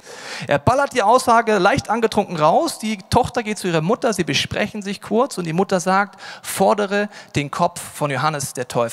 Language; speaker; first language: German; native; German